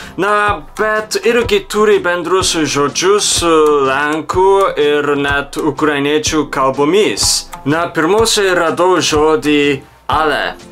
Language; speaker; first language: Lithuanian; non-native, fluent; Japanese